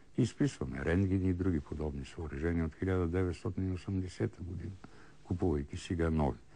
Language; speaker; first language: Bulgarian; native; Bulgarian